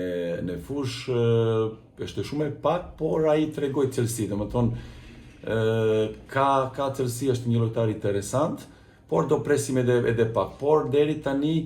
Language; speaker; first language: Albanian; non-native, learner; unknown